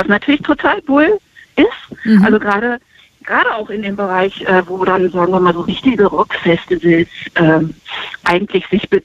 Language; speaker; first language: German; native; German